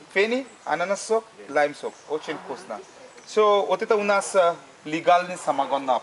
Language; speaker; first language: Russian; non-native, learner; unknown